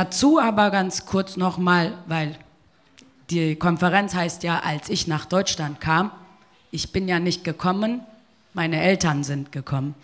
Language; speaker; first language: German; early bilingual, other home language; Turkish